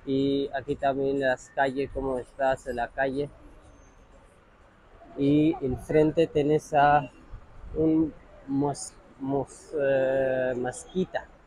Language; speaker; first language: Spanish; non-native, learner; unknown